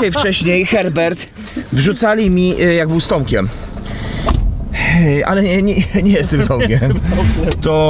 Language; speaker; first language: Polish; native; Polish